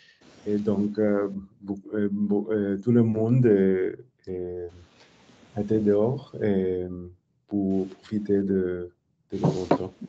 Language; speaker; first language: French; non-native, learner; English